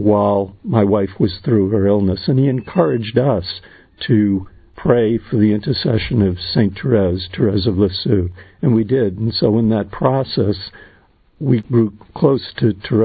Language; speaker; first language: English; native; English